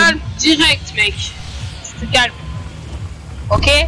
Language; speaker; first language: English; non-native, learner; French